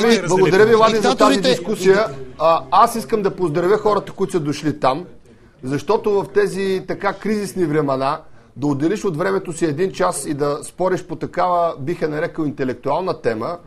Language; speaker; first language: Bulgarian; native; Bulgarian